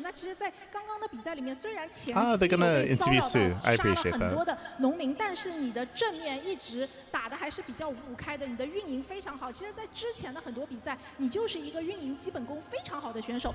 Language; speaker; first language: Chinese; native; Chinese